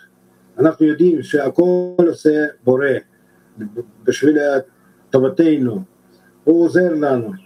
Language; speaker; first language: Hebrew; non-native, learner; Russian